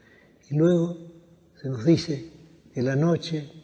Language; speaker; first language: Spanish; native; Spanish